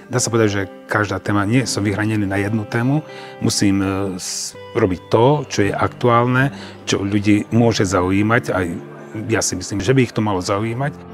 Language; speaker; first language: Slovak; non-native, local second language; Romany